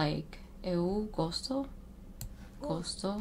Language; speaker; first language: Portuguese; non-native, learner; English